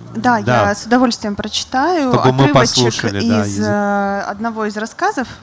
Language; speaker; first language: Russian; native; Russian